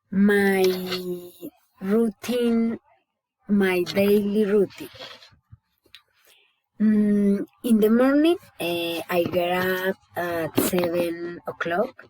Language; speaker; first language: English; non-native, learner; Spanish